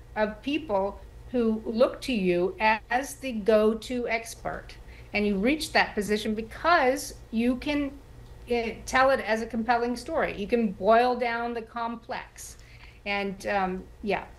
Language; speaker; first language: English; native; English